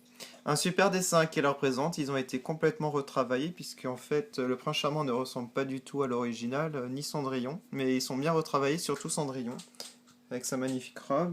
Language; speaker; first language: French; native; French